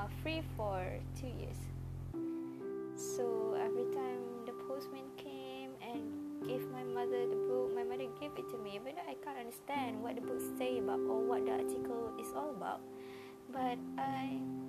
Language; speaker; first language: English; non-native, local second language; Malay